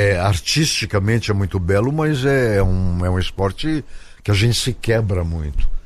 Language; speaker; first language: Portuguese; native; Portuguese